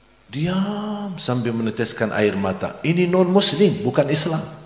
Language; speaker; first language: Indonesian; non-native, fluent; Arabic